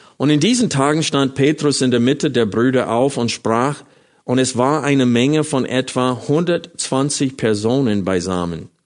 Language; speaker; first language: German; non-native, fluent; English